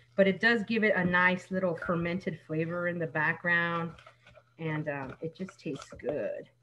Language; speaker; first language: English; native; English